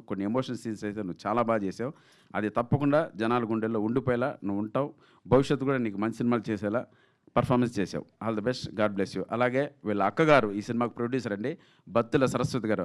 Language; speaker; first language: Telugu; native; Telugu